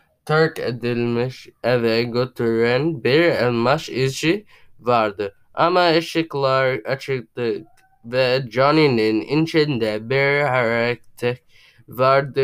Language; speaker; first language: Turkish; non-native, learner; English